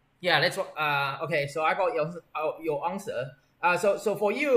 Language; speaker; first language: English; non-native, learner; Chinese